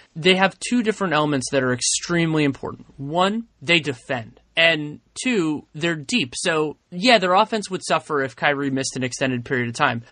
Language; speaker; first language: English; native; English